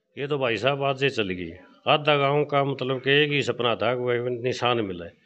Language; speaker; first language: Hindi; native; Hindi